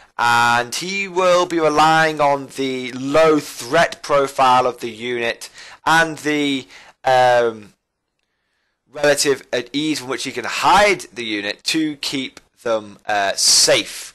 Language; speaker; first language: English; native; English